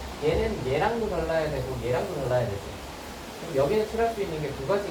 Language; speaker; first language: Korean; native; Korean